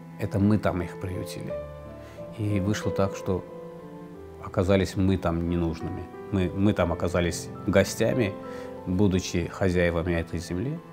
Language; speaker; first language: Russian; non-native, local second language; Azerbaijani